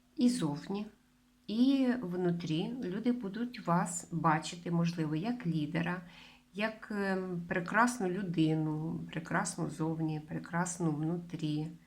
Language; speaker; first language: Ukrainian; non-native, local second language; Russian